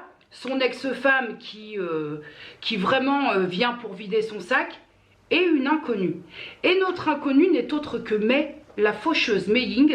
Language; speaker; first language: French; native; French